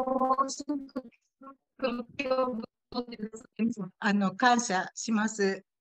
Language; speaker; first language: Japanese; native; Japanese